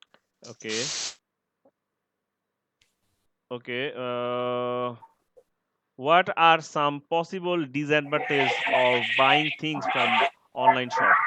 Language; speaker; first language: English; non-native, learner; Bangla